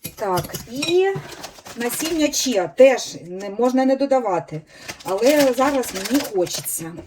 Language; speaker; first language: Ukrainian; native; Ukrainian